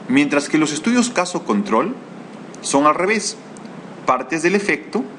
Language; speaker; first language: Spanish; native; Spanish